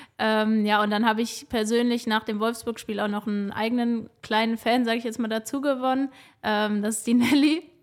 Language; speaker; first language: German; native; German